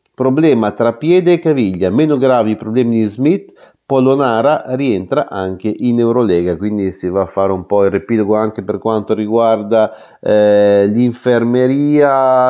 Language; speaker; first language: Italian; native; Italian